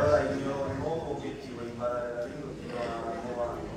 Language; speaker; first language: Italian; non-native, fluent; Turkish